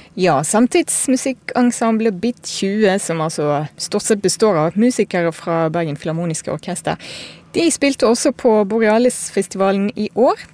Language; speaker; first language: Norwegian; native; Norwegian